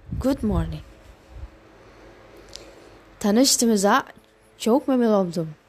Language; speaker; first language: Turkish; non-native, learner; Indonesian